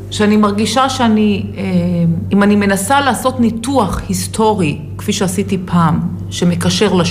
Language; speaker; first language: Hebrew; native; Hebrew